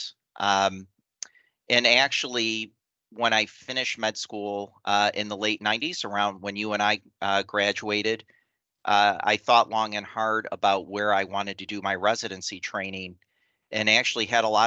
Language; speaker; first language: English; native; English